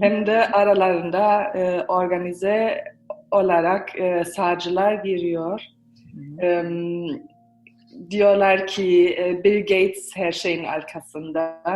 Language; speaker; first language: Turkish; early bilingual, heritage; Turkish